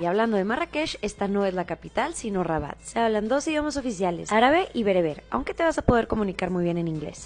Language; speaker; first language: Spanish; native; Spanish